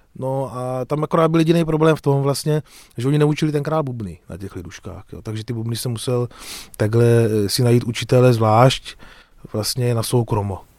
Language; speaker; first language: Czech; native; Czech